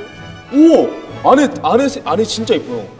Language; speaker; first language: Korean; native; Korean